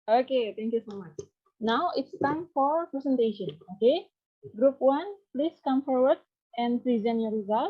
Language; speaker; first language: English; non-native, learner; Indonesian